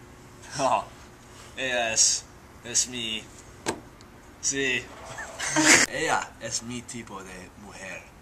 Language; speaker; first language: Spanish; non-native, learner; English